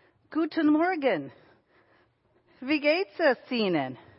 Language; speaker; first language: German; non-native, learner; English